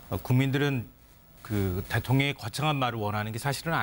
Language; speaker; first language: Korean; native; Korean